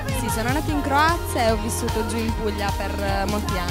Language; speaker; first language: Italian; early bilingual, other home language; Croatian